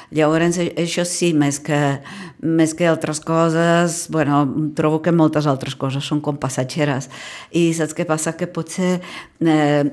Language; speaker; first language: Catalan; non-native, fluent; Czech